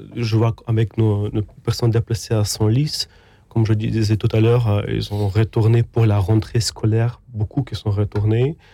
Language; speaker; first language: French; non-native, fluent; Ukrainian